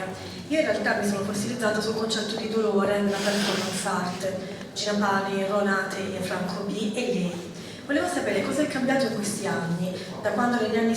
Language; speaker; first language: Italian; native; Italian